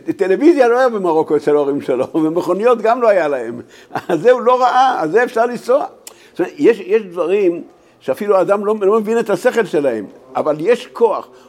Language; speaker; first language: Hebrew; native; Hebrew